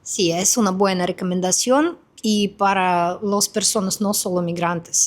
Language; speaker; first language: Spanish; non-native, fluent; Russian